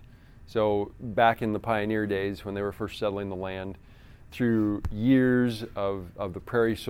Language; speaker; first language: English; native; English